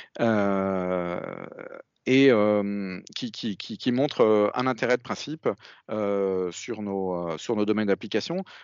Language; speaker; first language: French; native; French